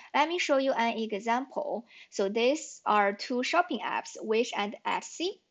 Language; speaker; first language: English; non-native, fluent; Chinese